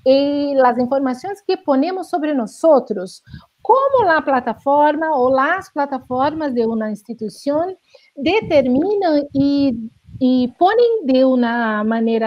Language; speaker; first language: Spanish; non-native, learner; Portuguese